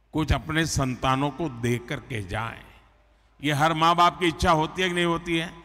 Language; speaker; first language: Hindi; non-native, local second language; Gujarati